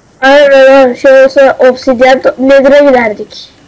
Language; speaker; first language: Turkish; native; Turkish